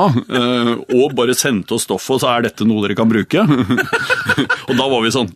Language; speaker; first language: Norwegian; native; Norwegian